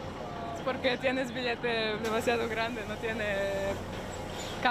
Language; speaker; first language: Spanish; non-native, fluent; Serbian